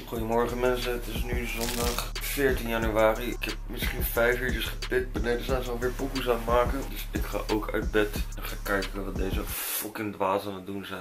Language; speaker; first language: Dutch; native; Dutch